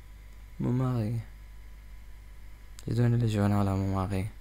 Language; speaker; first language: French; non-native, learner; English